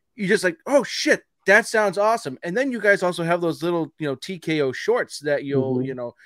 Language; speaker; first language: English; native; English